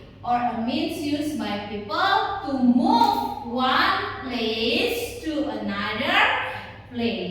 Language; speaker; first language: English; non-native, learner; Indonesian